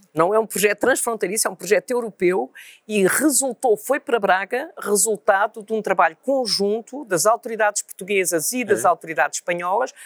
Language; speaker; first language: Portuguese; native; Portuguese